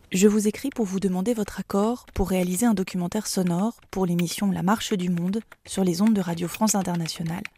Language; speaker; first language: French; native; French